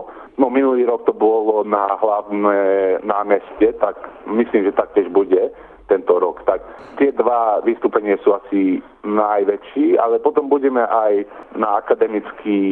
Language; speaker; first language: Slovak; early bilingual, heritage; Slovak